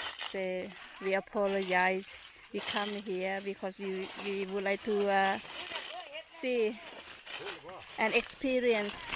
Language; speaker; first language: English; non-native, fluent; Thai